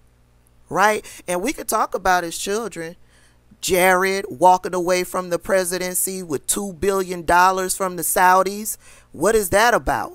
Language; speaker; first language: English; native; English